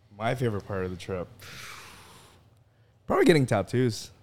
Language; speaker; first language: English; non-native, local second language; Filipino